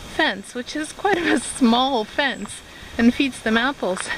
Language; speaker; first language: English; native; English